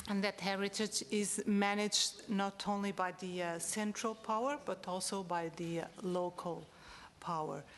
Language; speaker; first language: English; non-native, fluent; Portuguese